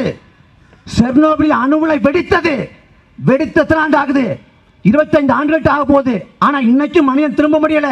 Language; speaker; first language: Tamil; native; Tamil